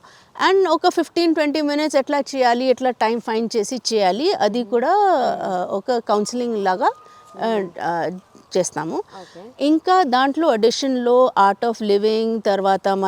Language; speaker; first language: Telugu; non-native, local second language; Hindi